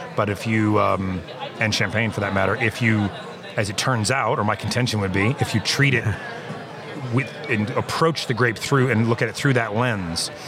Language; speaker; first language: English; native; English